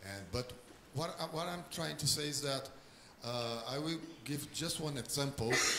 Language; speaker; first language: English; non-native, learner; Portuguese